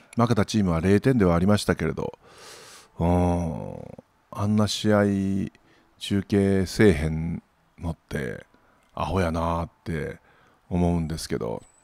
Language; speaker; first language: Japanese; native; Japanese